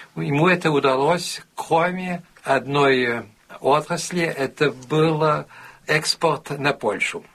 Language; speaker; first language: Russian; early bilingual, heritage; Russian